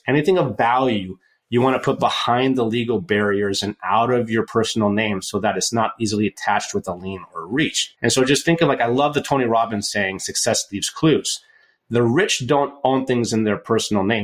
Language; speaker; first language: English; native; English